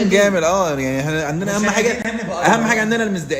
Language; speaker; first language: Arabic; native; Arabic